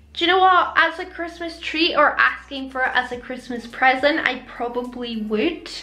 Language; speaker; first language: English; native; English